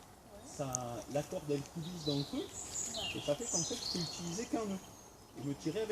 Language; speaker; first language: French; native; French